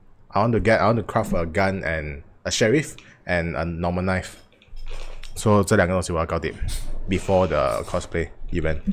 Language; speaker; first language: English; non-native, local second language; Chinese